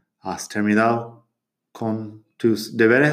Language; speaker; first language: Spanish; non-native, fluent; English